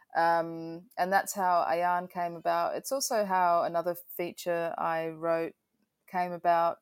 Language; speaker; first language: English; native; English